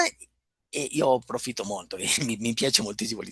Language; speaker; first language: Italian; non-native, fluent; Spanish